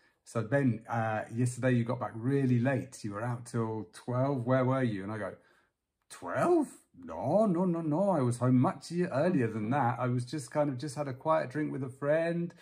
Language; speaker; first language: English; native; English